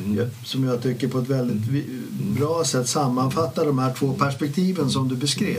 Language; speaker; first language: Swedish; native; Swedish